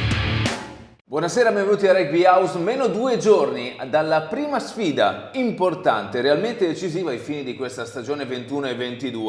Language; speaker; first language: Italian; native; Italian